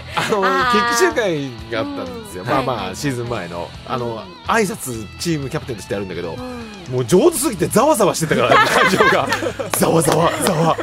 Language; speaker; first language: Japanese; native; Japanese